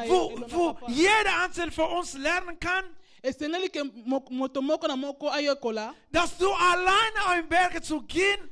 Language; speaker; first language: German; non-native, learner; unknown